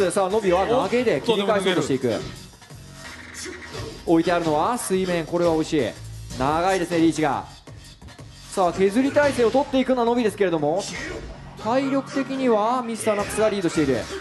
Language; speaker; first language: Japanese; native; Japanese